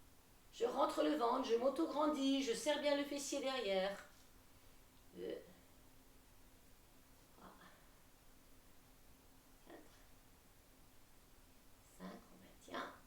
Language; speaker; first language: French; native; French